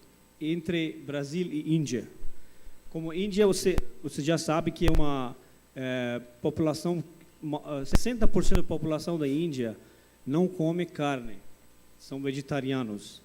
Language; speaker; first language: Portuguese; non-native, fluent; English